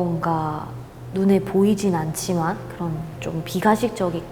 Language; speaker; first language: Korean; native; Korean